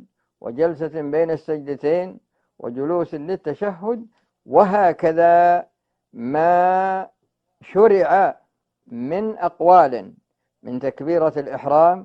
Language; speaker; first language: Arabic; native; Arabic